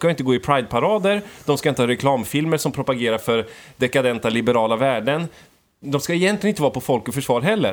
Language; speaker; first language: Swedish; native; Swedish